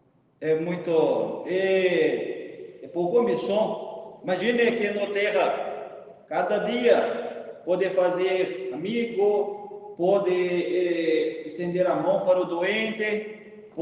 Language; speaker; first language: Portuguese; non-native, fluent; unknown